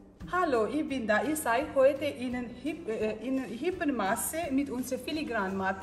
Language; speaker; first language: German; non-native, learner; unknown